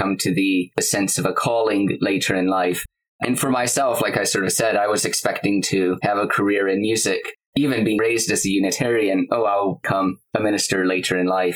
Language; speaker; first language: English; native; English